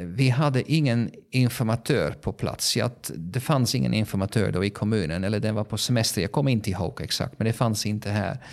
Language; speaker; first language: Swedish; non-native, fluent; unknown